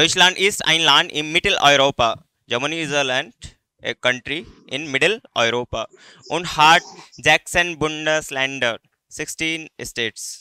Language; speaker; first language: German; non-native, learner; Hindi